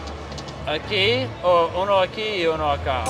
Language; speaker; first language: Spanish; non-native, learner; English